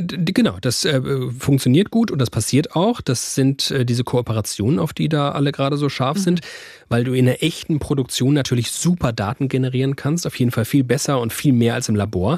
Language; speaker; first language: German; native; German